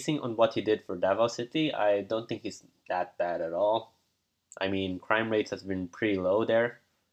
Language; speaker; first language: English; non-native, local second language; Cebuano